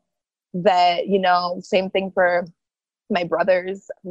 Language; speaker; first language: English; early bilingual, other home language; Haitian Creole